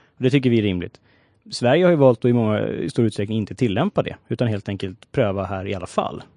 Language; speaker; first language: Swedish; native; Swedish